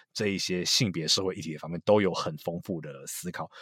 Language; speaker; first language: Chinese; native; Chinese